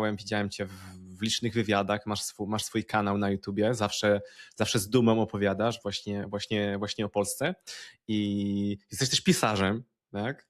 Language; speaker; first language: Polish; native; Polish